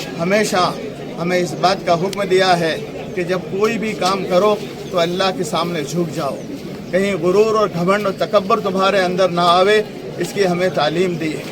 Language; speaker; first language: Urdu; non-native, local second language; Gujarati